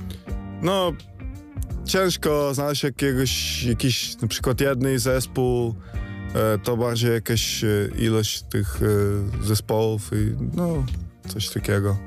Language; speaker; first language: Polish; non-native, fluent; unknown